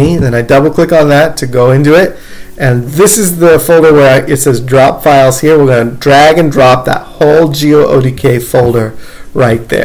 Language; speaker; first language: English; native; English